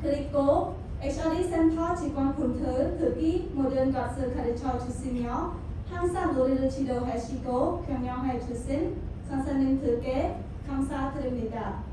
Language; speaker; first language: Korean; non-native, learner; Khmer